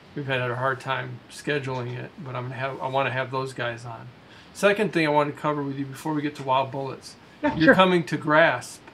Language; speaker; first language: English; native; English